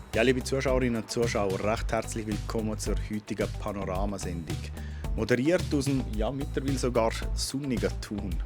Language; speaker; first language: German; native; German